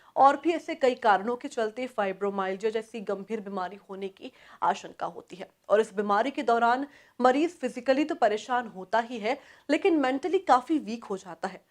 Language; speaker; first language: Hindi; native; Hindi